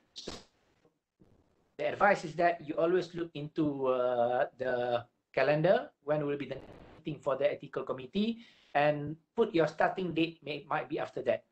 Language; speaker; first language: English; non-native, local second language; Malay